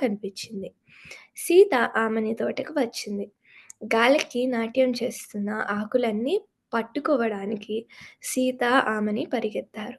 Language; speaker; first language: Telugu; early bilingual, heritage; Telugu